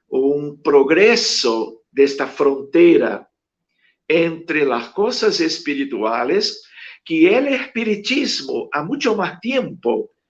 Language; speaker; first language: Spanish; non-native, fluent; Portuguese